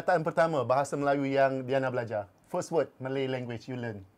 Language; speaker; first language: Malay; native; Malay